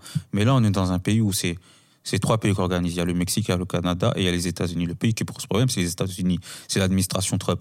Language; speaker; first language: French; native; French